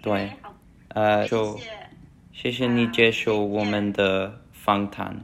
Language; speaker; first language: Chinese; non-native, learner; English